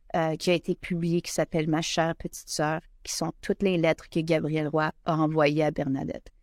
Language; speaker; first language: French; native; French